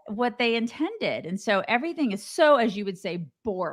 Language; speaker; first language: English; native; English